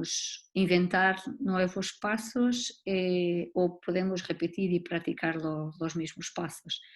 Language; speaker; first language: Spanish; non-native, learner; Portuguese